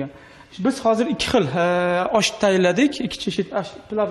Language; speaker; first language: Turkish; non-native, learner; Uzbek